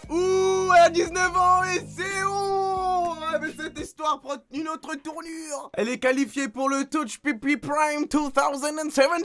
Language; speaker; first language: French; native; French